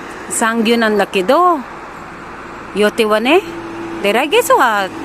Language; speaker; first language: Japanese; non-native, learner; Filipino